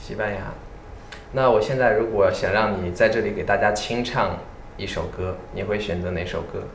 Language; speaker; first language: Chinese; native; Chinese